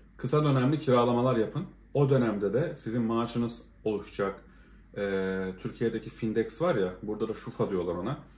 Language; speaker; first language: Turkish; native; Turkish